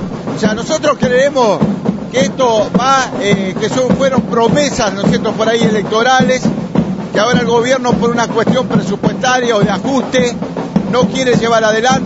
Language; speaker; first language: Spanish; native; Spanish